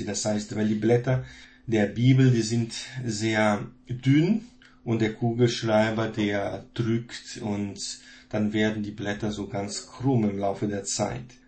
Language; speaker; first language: German; non-native, fluent; Portuguese